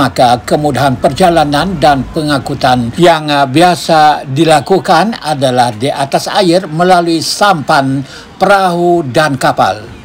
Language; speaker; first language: Malay; native; Malay